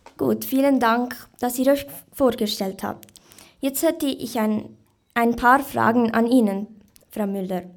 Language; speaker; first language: German; native; German